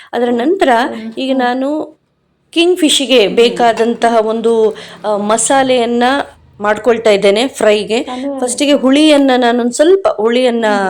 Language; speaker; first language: Kannada; non-native, local second language; Konkani